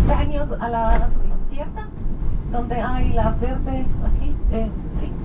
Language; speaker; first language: Spanish; non-native, learner; Hebrew